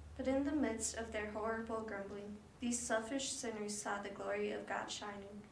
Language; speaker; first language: English; native; English